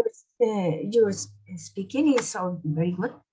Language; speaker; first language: English; non-native, learner; Spanish